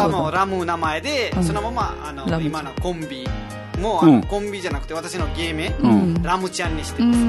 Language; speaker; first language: Japanese; non-native, fluent; Nepali